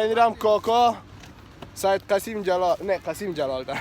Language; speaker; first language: Persian; native; Persian